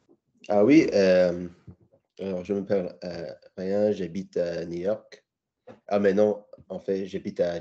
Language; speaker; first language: French; non-native, learner; English